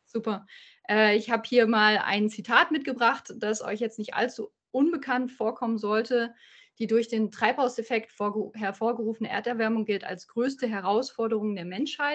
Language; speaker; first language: German; native; German